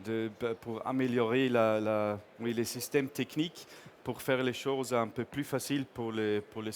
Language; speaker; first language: French; non-native, fluent; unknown